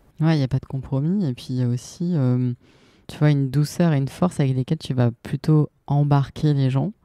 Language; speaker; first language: French; native; French